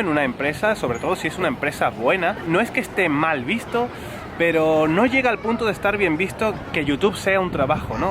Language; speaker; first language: Spanish; native; Spanish